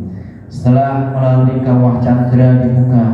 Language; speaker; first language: Indonesian; native; Indonesian